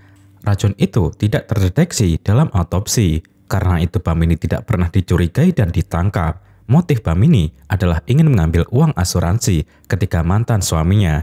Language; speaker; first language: Indonesian; native; Indonesian